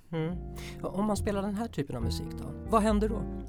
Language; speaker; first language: Swedish; native; Swedish